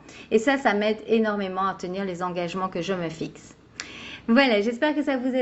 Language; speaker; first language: French; native; French